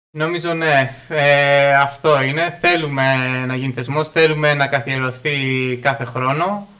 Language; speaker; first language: Greek; native; Greek